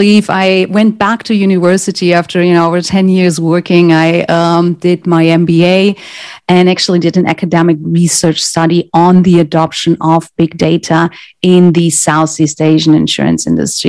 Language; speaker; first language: English; non-native, fluent; German